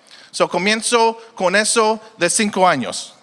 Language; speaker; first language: Spanish; early bilingual, heritage; Spanish